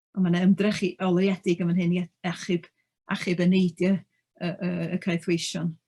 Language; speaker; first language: Welsh; native; Welsh